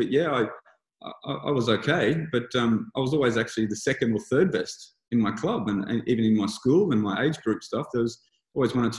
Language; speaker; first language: English; native; English